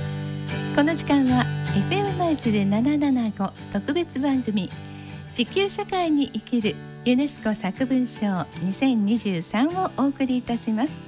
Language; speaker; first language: Japanese; native; Japanese